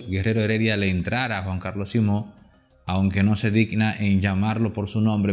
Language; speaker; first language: Spanish; native; Spanish